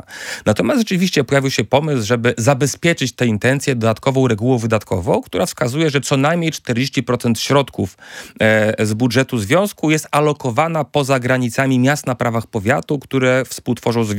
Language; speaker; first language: Polish; native; Polish